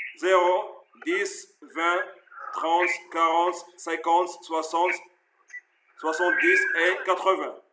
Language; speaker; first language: French; non-native, local second language; Arabic